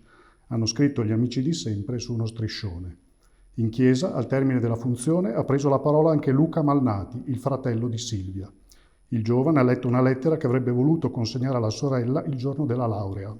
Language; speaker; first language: Italian; native; Italian